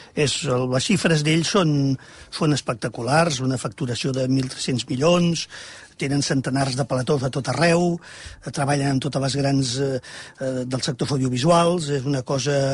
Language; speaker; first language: Catalan; native; Catalan